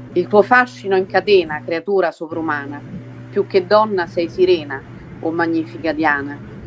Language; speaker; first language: Italian; early bilingual, heritage; Italian